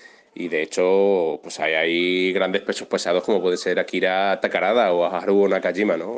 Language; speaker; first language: Spanish; native; Spanish